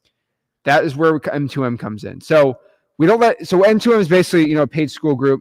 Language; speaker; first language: English; native; English